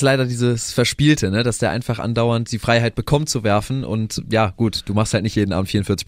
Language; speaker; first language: German; native; German